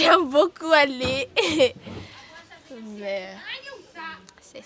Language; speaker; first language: French; non-native, learner; Malagasy